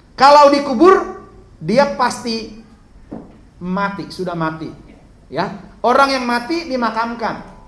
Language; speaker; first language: Indonesian; native; Indonesian